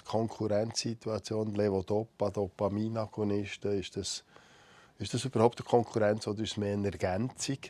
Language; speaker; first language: German; native; German